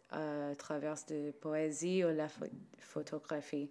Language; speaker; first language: French; non-native, learner; English